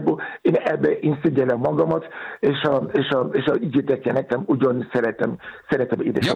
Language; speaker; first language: Hungarian; non-native, fluent; Yoruba